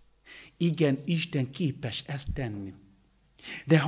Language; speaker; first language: Hungarian; non-native, learner; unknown